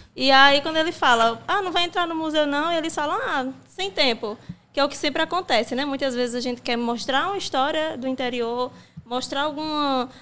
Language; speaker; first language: Portuguese; native; Portuguese